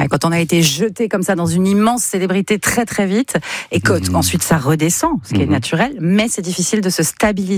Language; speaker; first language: French; native; French